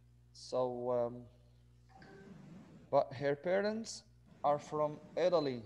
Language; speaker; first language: English; non-native, fluent; Arabic